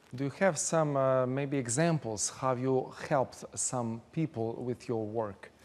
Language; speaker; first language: English; non-native, fluent; Slovenian